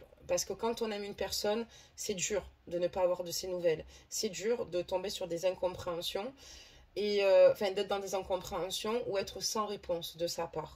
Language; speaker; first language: French; native; French